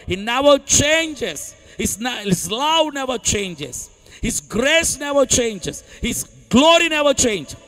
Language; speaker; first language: English; non-native, local second language; Telugu